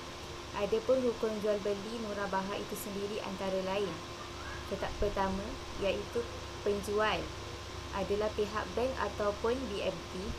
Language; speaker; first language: Malay; native; Malay